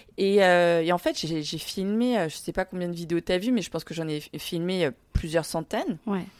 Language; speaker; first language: French; early bilingual, other home language; Vietnamese